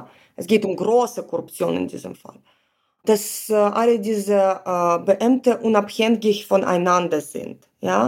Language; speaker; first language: German; non-native, fluent; Ukrainian